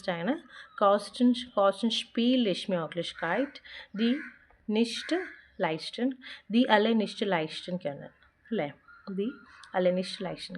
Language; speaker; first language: German; non-native, fluent; Malayalam